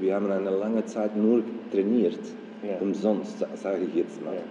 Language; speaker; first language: German; non-native, fluent; Dutch